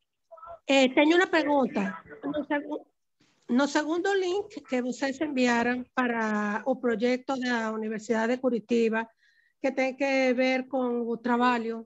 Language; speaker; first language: Portuguese; non-native, learner; Spanish